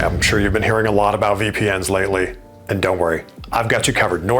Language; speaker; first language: English; native; English